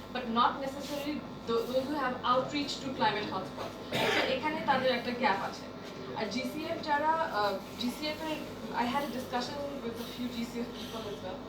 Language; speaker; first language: English; non-native, local second language; Bangla